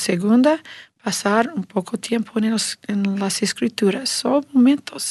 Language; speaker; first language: Spanish; non-native, learner; English